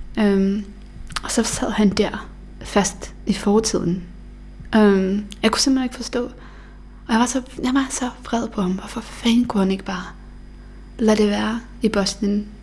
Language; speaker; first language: Danish; early bilingual, other home language; Bosnian